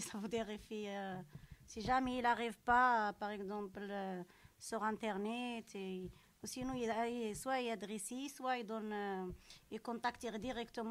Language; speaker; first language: French; non-native, local second language; Arabic